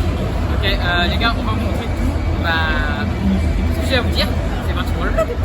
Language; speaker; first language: French; native; French